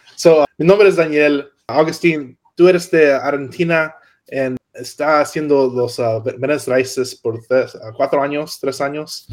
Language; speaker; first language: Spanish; non-native, learner; English